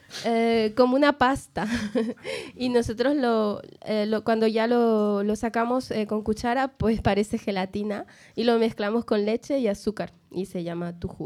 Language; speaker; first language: Spanish; native; Spanish